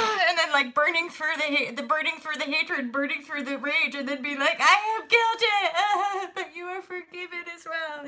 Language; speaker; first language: English; native; English